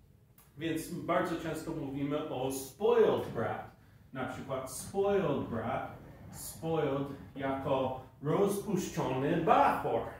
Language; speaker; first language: Polish; non-native, learner; English